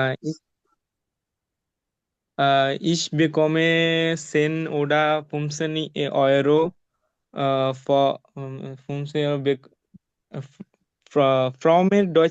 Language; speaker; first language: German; non-native, learner; Bangla